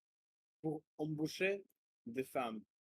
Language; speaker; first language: French; non-native, learner; Russian